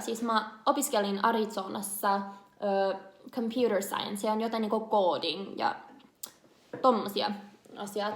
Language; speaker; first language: Finnish; non-native, learner; English